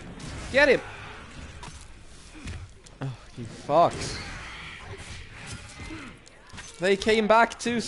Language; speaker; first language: English; native; English